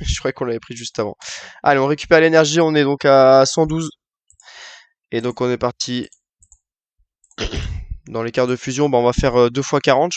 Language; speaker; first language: French; native; French